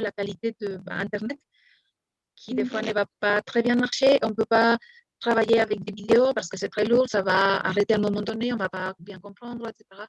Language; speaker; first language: French; non-native, fluent; Spanish